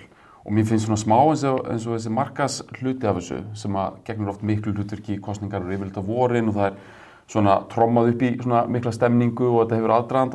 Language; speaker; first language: Icelandic; native; Icelandic